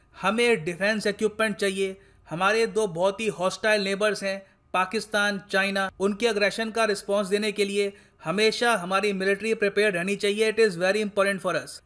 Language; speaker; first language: Hindi; native; Hindi